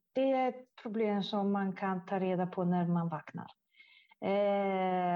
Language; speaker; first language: Swedish; non-native, fluent; Italian